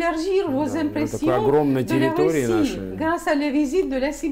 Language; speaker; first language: French; non-native, fluent; Russian